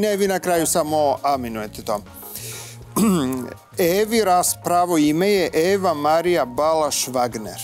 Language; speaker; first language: Serbian; native; Serbian